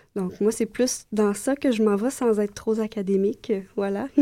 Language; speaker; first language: French; native; French